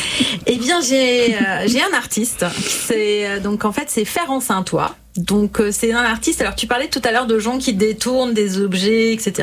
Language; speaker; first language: French; native; French